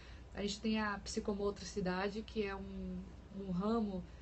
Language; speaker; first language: Portuguese; native; Portuguese